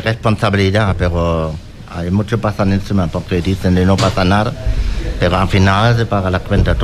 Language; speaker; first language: Spanish; non-native, learner; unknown